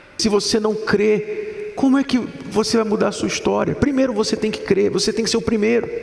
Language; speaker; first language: Portuguese; native; Portuguese